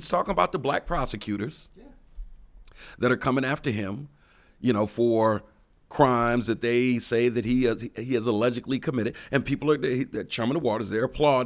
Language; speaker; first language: English; native; English